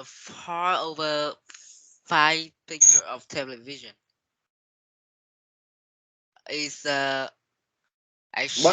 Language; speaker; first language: English; non-native, learner; Vietnamese